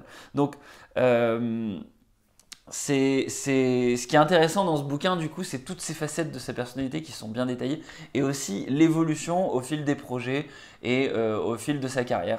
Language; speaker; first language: French; native; French